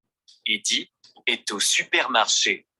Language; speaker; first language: French; non-native, learner; Vietnamese